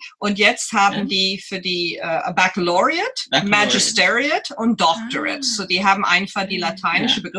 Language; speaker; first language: German; non-native, fluent; English